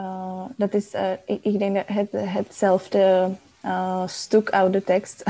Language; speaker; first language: Dutch; non-native, learner; Czech